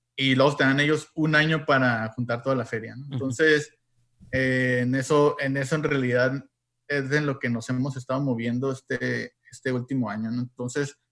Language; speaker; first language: Spanish; native; Spanish